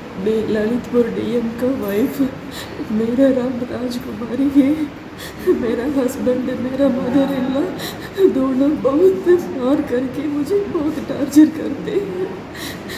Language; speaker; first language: Hindi; non-native, local second language; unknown